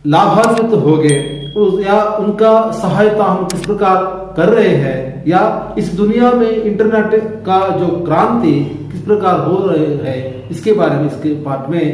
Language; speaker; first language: Hindi; non-native, local second language; Kannada